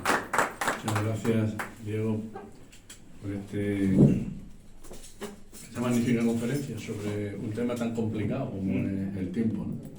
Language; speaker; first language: Spanish; native; Spanish